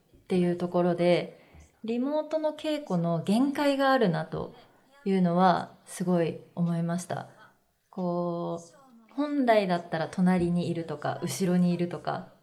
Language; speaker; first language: Japanese; native; Japanese